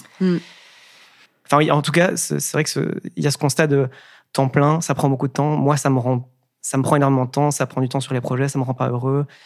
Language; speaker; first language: French; native; French